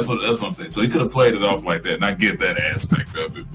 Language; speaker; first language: English; native; English